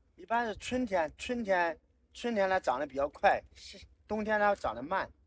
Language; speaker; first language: Chinese; native; Chinese